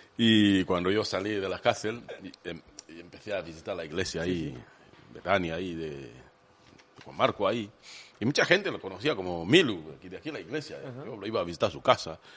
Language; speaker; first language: Spanish; non-native, fluent; Swahili